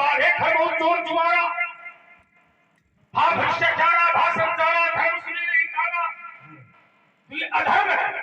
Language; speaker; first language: Hindi; native; Hindi